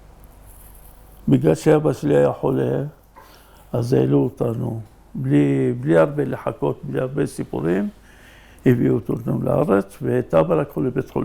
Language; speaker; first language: Hebrew; native; Hebrew